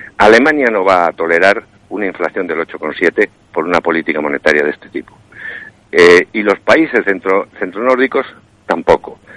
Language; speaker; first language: Spanish; native; Spanish